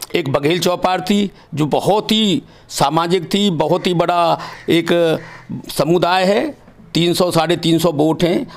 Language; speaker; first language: Hindi; native; Hindi